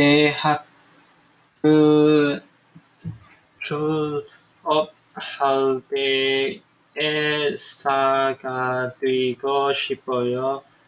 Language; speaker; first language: Korean; non-native, learner; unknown